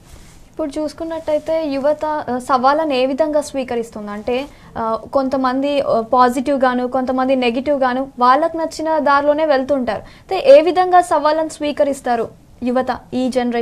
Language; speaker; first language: Telugu; native; Telugu